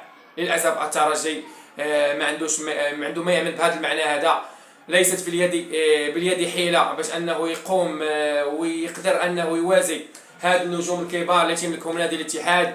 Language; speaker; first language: Arabic; native; Arabic